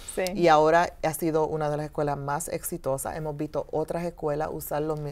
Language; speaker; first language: Spanish; early bilingual, heritage; Spanish